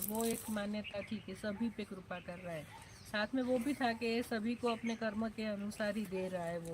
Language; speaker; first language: Hindi; native; Hindi